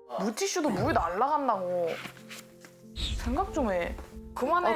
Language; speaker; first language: Korean; native; Korean